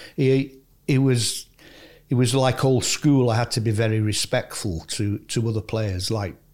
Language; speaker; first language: English; native; English